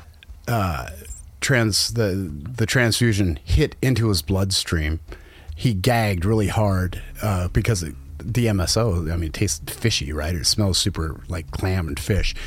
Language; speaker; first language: English; native; English